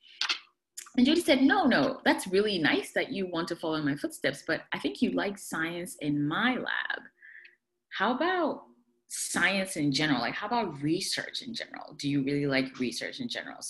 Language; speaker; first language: English; non-native, local second language; Akan